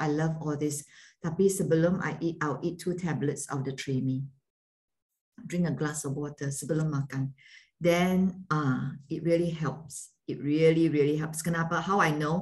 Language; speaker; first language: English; non-native, fluent; Malay